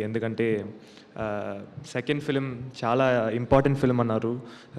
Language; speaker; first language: Telugu; non-native, learner; Tamil